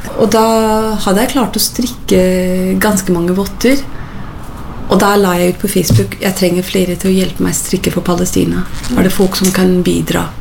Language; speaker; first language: Norwegian; non-native, fluent; English